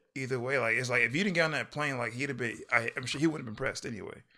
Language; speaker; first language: English; early bilingual, other home language; Yoruba